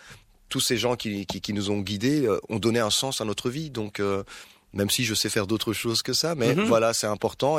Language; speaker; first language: French; early bilingual, other home language; Arabic